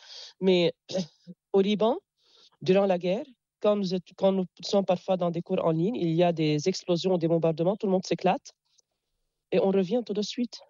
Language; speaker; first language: French; non-native, local second language; Arabic